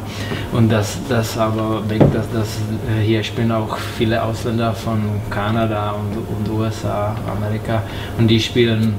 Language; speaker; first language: German; non-native, fluent; Czech